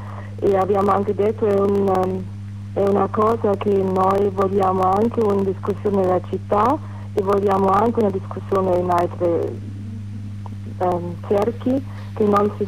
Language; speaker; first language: Italian; non-native, fluent; German